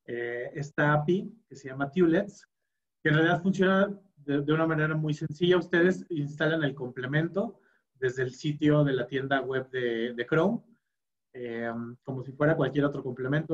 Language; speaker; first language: Spanish; native; Spanish